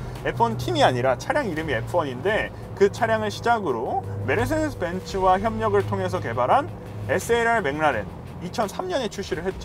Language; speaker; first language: Korean; native; Korean